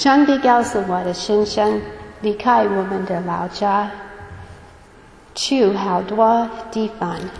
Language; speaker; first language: Chinese; non-native, fluent; English